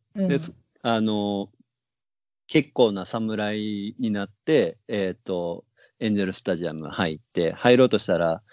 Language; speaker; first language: Japanese; native; Japanese